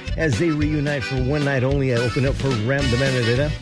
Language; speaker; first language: English; early bilingual, other home language; Spanish